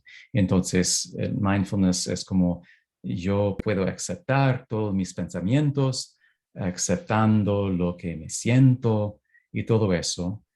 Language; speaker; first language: Spanish; non-native, fluent; English